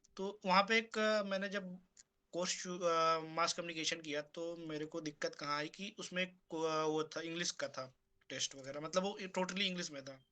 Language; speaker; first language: Hindi; native; Hindi